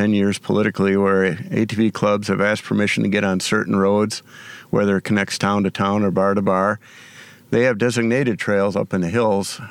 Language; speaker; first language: English; native; English